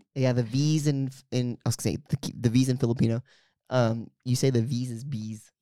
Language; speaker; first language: English; early bilingual, other home language; Filipino